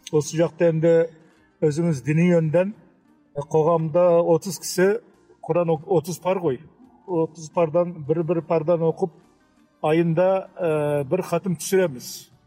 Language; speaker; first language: Kazakh; early bilingual, heritage; Kazakh